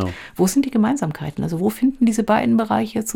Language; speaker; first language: German; native; German